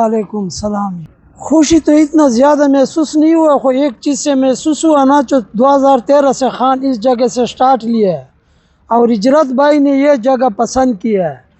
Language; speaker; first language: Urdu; non-native, local second language; Pashto